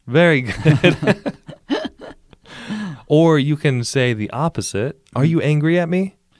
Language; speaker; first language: English; native; English